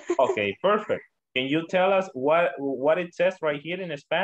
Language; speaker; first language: English; non-native, learner; Spanish